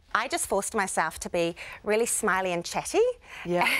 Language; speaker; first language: English; native; English